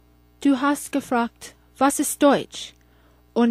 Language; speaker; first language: German; non-native, learner; English